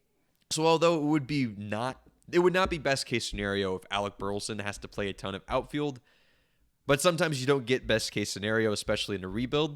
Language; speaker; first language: English; native; English